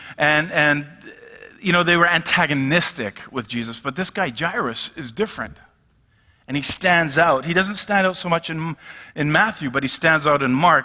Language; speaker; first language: English; native; English